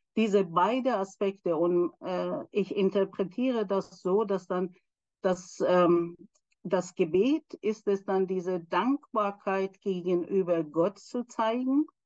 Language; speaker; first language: German; non-native, fluent; Persian